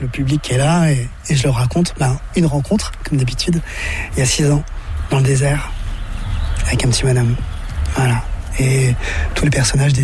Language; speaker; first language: French; native; French